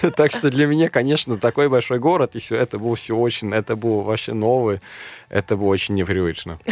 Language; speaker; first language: Russian; non-native, fluent; German